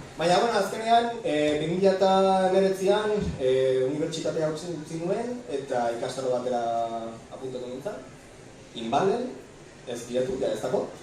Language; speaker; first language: Basque; non-native, local second language; Spanish